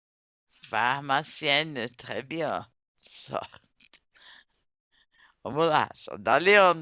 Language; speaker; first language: French; non-native, fluent; Portuguese